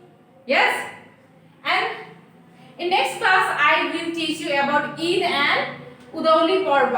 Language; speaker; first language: English; non-native, local second language; Nepali